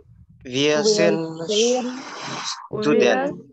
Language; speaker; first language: German; non-native, learner; Indonesian